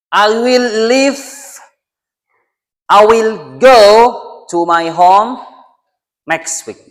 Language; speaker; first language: English; non-native, learner; Indonesian